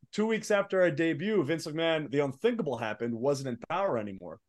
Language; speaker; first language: English; early bilingual, other home language; Arabic